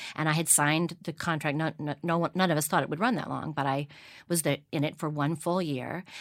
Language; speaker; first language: English; native; English